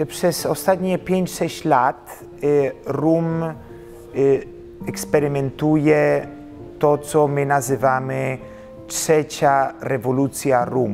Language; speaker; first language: Polish; early bilingual, heritage; Polish